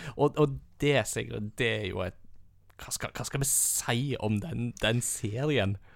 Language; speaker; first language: Norwegian; early bilingual, heritage; Norwegian